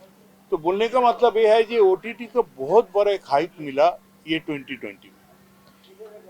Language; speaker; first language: Hindi; non-native, local second language; Bangla